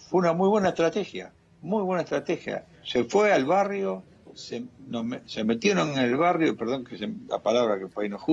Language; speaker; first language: Spanish; native; Spanish